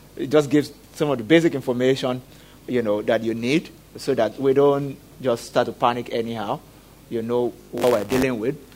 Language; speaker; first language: English; non-native, local second language; Yoruba